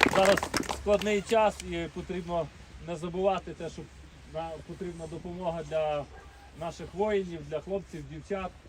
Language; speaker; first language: Ukrainian; non-native, local second language; Russian